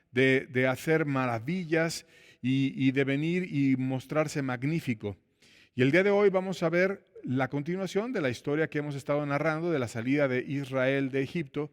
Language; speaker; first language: Spanish; native; Spanish